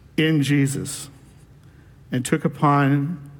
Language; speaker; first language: English; native; English